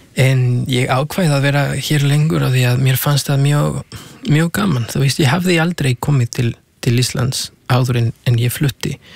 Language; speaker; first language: Icelandic; non-native, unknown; Spanish